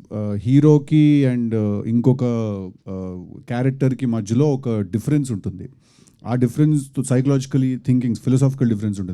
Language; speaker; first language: Telugu; native; Telugu